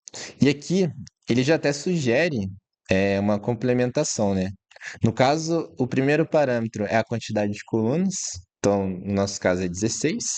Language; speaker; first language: Portuguese; native; Portuguese